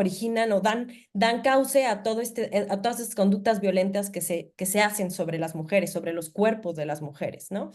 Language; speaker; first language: Spanish; native; Spanish